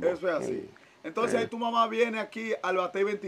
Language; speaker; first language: Spanish; native; Spanish